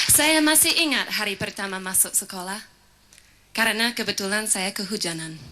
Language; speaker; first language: Malay; non-native, fluent; English